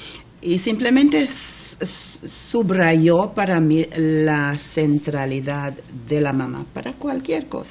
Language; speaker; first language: Spanish; non-native, fluent; English